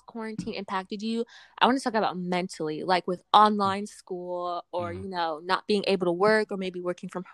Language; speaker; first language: English; native; English